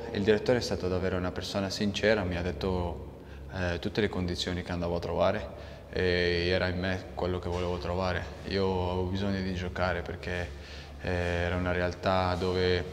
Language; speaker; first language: Italian; non-native, fluent; Arabic